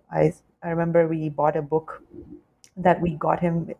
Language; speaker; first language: English; non-native, local second language; Urdu